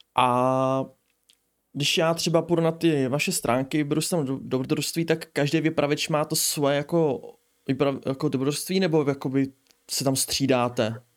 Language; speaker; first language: Czech; native; Czech